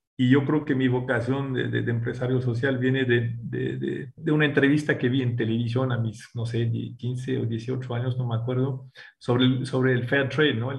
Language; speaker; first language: Spanish; non-native, fluent; French